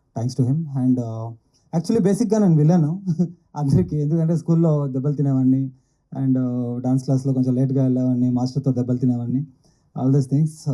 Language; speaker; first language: Telugu; native; Telugu